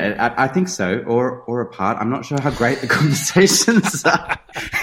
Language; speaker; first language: English; native; English